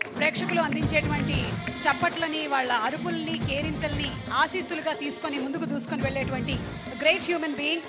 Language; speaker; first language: Telugu; native; Telugu